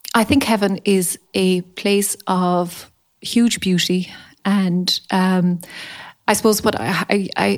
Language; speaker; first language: English; native; English